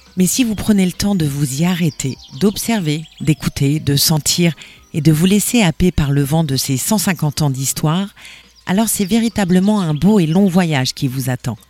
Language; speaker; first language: French; native; French